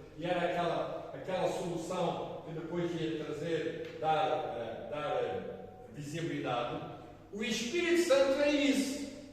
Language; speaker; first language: Portuguese; native; Portuguese